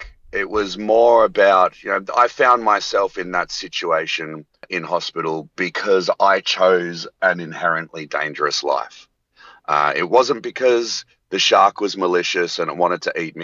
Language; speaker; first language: English; native; English